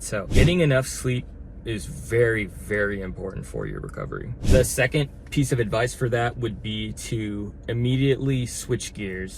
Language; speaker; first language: English; native; English